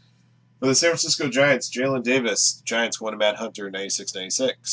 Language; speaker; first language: English; native; English